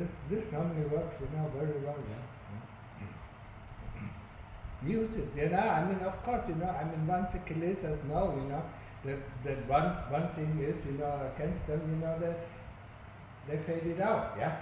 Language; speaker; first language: English; non-native, fluent; German